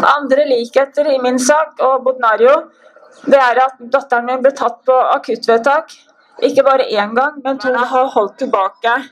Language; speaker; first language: Norwegian; native; Norwegian